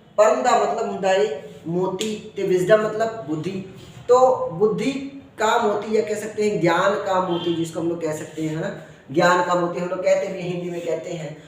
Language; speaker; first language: Hindi; non-native, local second language; Punjabi